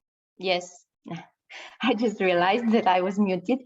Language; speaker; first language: English; non-native, fluent; Romanian